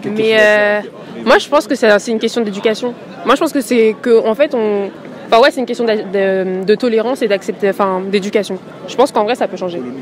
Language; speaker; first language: French; native; French